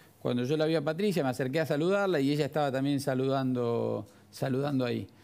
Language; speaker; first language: Spanish; native; Spanish